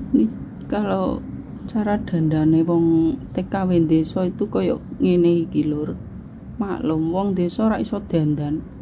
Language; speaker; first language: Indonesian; non-native, local second language; Javanese